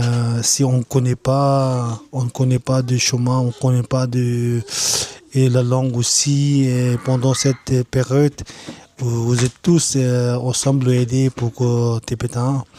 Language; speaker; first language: French; non-native, learner; Tibetan